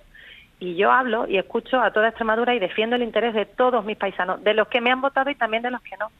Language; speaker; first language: Spanish; native; Spanish